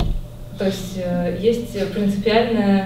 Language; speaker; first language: Russian; native; Russian